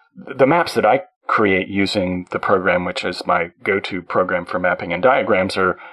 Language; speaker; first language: English; native; English